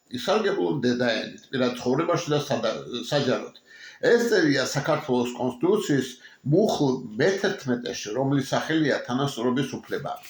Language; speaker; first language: Georgian; non-native, local second language; Mingrelian